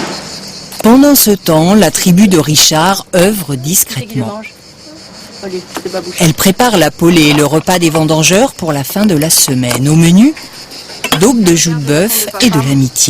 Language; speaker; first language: French; native; French